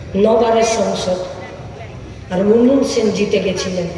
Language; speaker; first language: Hindi; non-native, local second language; Bangla